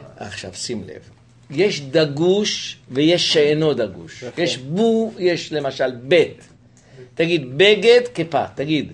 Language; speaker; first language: Hebrew; native; Hebrew